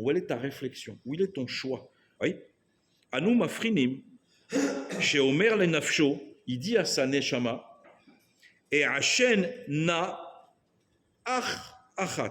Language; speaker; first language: French; native; French